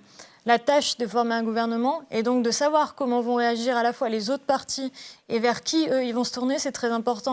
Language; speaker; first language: French; native; French